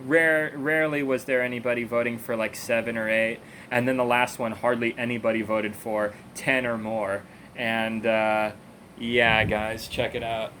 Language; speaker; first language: English; native; English